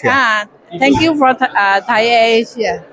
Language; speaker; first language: English; non-native, learner; Thai